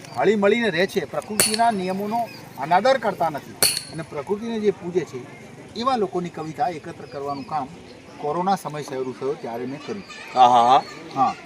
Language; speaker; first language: Gujarati; native; Gujarati